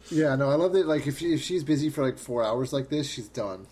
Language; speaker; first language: English; native; English